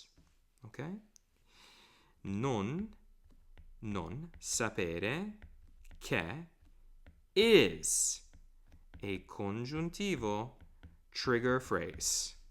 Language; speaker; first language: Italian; non-native, fluent; English